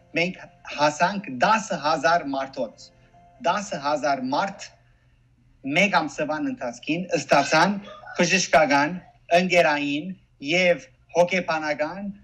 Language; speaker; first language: Armenian; early bilingual, heritage; Armenian